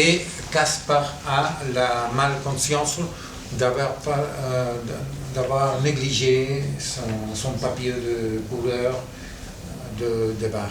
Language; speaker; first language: French; non-native, fluent; Catalan